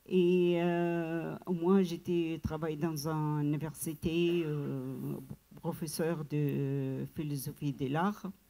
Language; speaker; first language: French; non-native, learner; Arabic